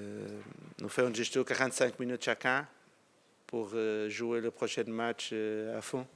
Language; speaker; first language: French; non-native, learner; Portuguese